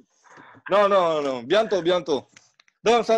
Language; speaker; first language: French; non-native, fluent; Indonesian